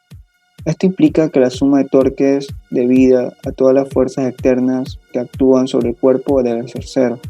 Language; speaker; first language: Spanish; native; Spanish